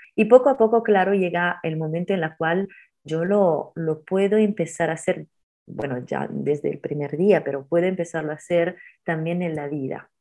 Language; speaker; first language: Spanish; non-native, fluent; Italian